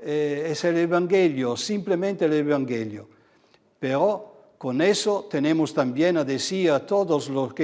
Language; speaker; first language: Spanish; non-native, fluent; Italian